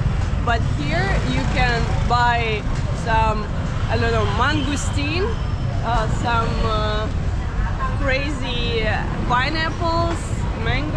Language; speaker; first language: English; non-native, fluent; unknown